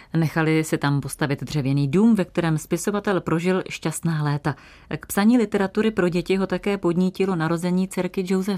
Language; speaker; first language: Czech; native; Czech